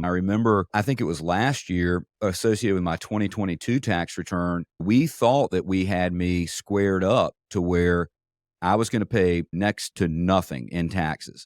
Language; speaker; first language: English; native; English